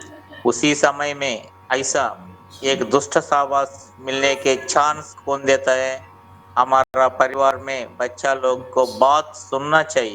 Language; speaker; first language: Hindi; non-native, local second language; Telugu